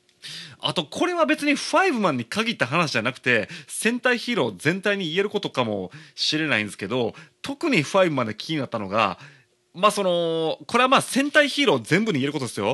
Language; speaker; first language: Japanese; native; Japanese